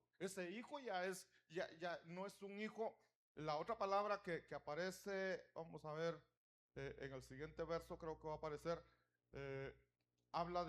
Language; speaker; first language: Spanish; native; Spanish